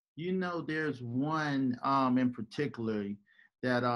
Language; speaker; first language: English; native; English